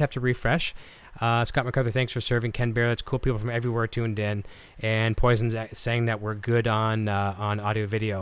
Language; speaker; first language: English; native; English